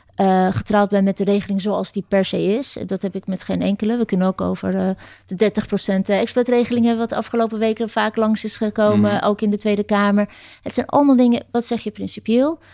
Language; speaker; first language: Dutch; early bilingual, other home language; Turkish